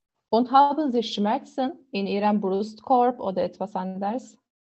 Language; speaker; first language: German; non-native, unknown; Turkish